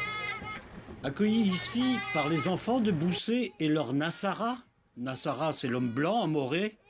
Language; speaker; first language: French; native; French